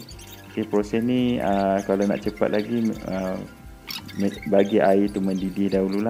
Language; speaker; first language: Malay; native; Malay